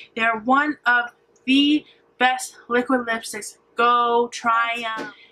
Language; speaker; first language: English; native; English